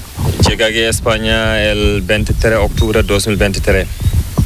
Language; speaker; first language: Spanish; non-native, learner; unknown